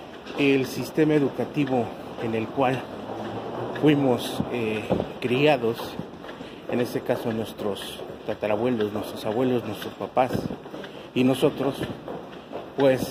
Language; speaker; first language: Spanish; native; Spanish